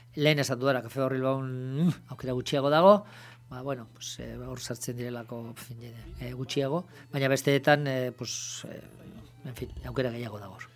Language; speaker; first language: Basque; non-native, local second language; Spanish